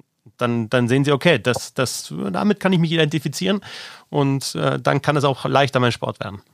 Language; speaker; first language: German; native; German